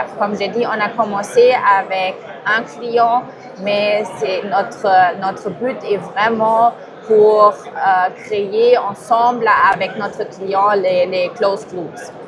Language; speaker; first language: French; non-native, fluent; German